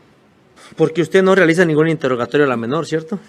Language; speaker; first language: Spanish; native; Spanish